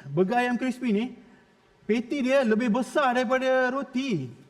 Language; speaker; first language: Malay; native; Malay